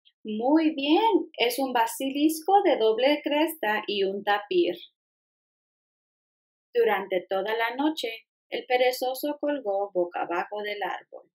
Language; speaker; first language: Spanish; early bilingual, heritage; Spanish